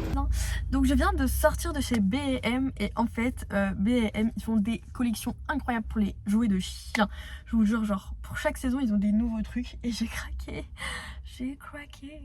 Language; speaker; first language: French; native; French